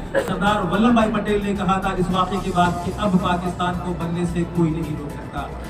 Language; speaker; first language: Urdu; native; Urdu